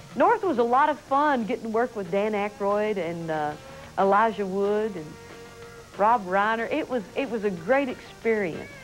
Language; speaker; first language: English; native; English